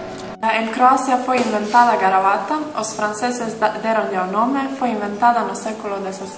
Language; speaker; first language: Galician; non-native, learner; Croatian